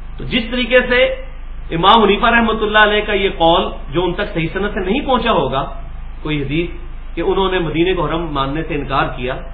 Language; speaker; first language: Urdu; non-native, local second language; Punjabi